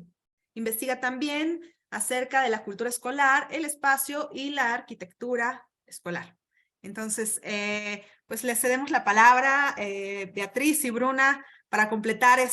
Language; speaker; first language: Spanish; native; Spanish